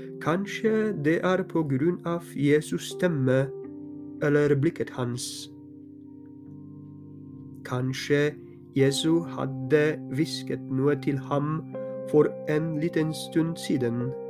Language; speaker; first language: Norwegian; non-native, fluent; Polish